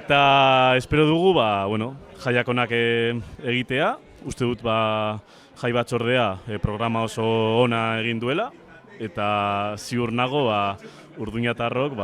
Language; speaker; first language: Basque; non-native, local second language; Spanish